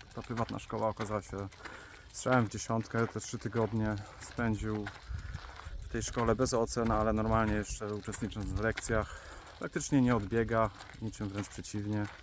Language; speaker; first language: Polish; native; Polish